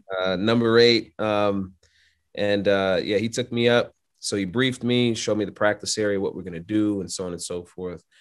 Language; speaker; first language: English; native; English